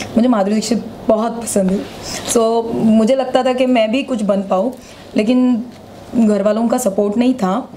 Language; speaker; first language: Hindi; non-native, local second language; Marathi